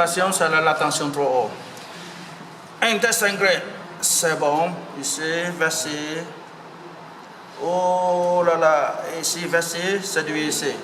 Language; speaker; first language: French; non-native, learner; Vietnamese